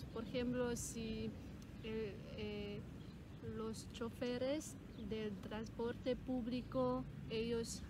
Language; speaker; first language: Spanish; non-native, fluent; Cantonese